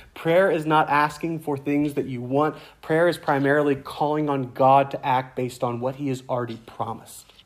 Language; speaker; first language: English; native; English